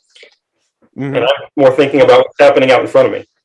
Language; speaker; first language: English; native; English